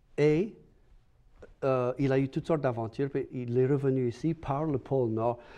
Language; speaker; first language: French; native; French